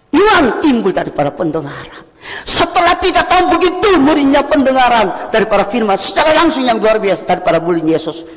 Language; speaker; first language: Indonesian; non-native, fluent; Korean